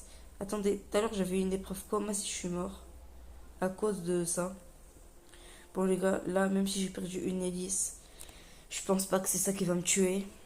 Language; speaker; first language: French; native; French